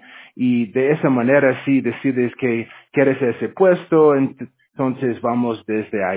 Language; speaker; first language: Spanish; non-native, learner; English